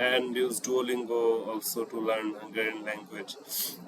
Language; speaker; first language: English; non-native, fluent; Bangla